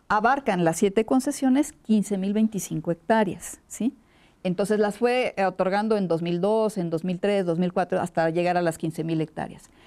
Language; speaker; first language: Spanish; native; Spanish